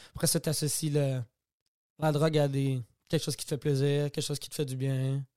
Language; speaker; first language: French; native; French